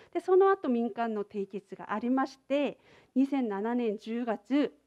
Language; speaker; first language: Japanese; non-native, fluent; Korean